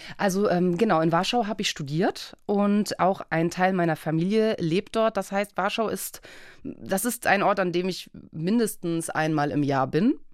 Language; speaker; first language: German; early bilingual, other home language; Polish